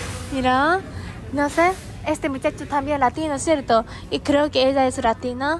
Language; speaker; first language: Spanish; non-native, learner; Japanese